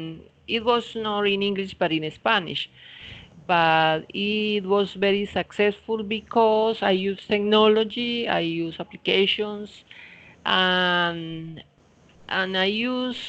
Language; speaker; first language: English; non-native, fluent; Spanish